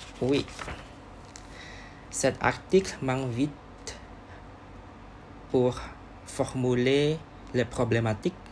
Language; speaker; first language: French; non-native, learner; Indonesian